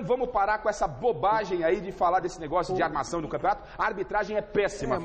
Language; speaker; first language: Portuguese; native; Portuguese